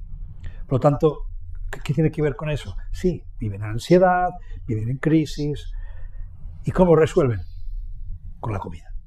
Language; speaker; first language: Spanish; native; Spanish